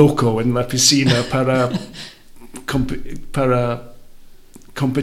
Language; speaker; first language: Spanish; non-native, learner; Welsh